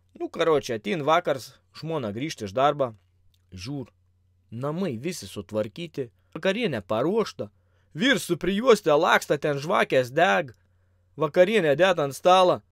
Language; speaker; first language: Lithuanian; native; Lithuanian